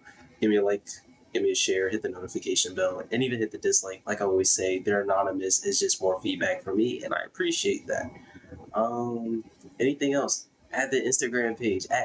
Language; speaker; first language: English; native; English